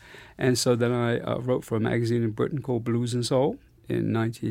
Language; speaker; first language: English; native; English